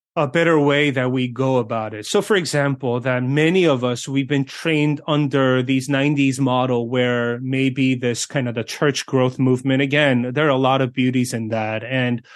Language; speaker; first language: English; early bilingual, other home language; Korean